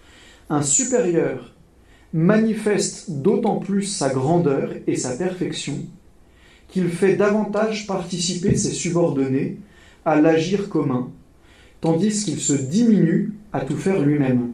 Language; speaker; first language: French; native; French